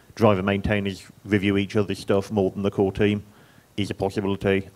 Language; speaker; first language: English; native; English